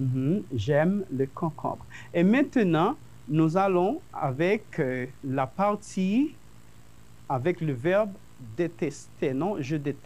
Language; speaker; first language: French; non-native, fluent; Spanish